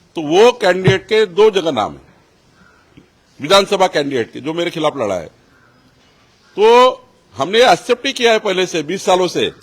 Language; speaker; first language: Hindi; non-native, local second language; Marathi